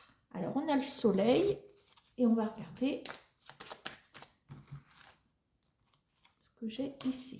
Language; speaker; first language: French; native; French